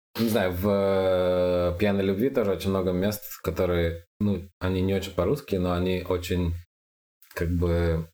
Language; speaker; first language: Russian; native; Russian